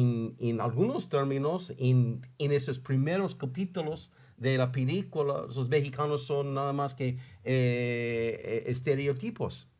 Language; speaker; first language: Spanish; non-native, fluent; English